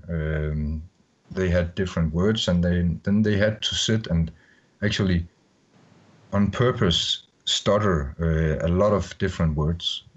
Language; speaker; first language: English; non-native, fluent; Danish